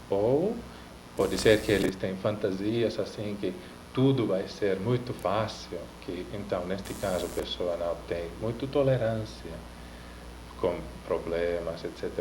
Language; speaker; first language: Portuguese; non-native, fluent; Finnish